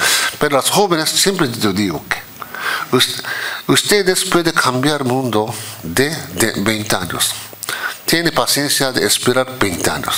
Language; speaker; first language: Spanish; non-native, fluent; Japanese